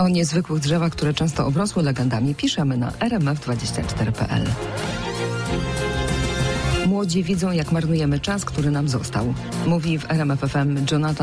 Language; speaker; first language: Polish; native; Polish